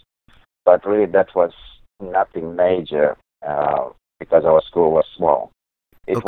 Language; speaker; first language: English; non-native, local second language; North Ndebele